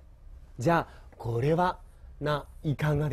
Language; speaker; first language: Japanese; non-native, fluent; Chinese